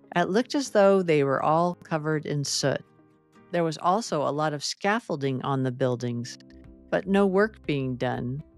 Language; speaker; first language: English; native; English